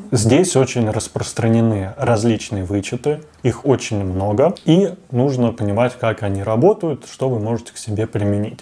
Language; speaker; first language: Russian; native; Russian